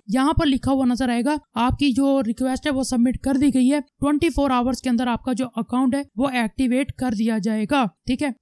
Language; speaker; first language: Urdu; native; Urdu